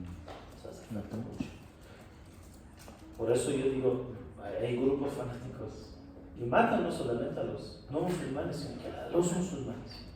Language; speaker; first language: Spanish; non-native, fluent; Persian